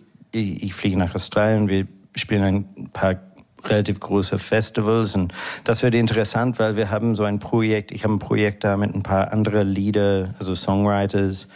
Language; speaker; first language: German; non-native, fluent; English